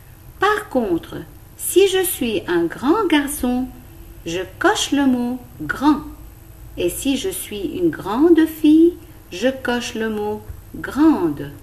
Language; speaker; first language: French; non-native, local second language; Arabic